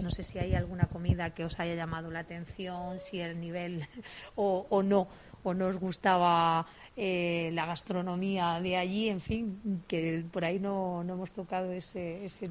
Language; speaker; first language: Spanish; native; Spanish